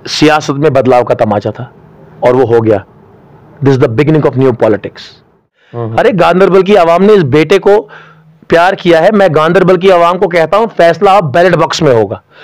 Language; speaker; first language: Urdu; non-native, local second language; Kashmiri